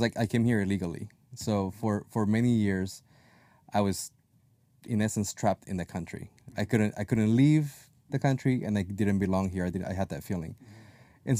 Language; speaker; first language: English; non-native, fluent; Spanish